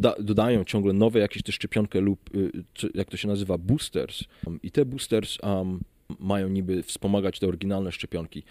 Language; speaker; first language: Polish; early bilingual, heritage; Polish